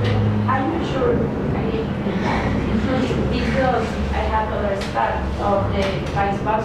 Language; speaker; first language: English; non-native, learner; Spanish